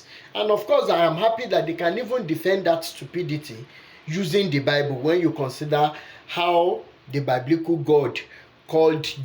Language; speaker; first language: English; non-native, local second language; Yoruba